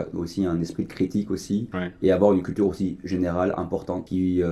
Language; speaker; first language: French; native; French